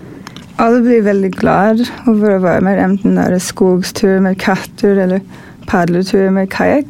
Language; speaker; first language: Norwegian; non-native, fluent; English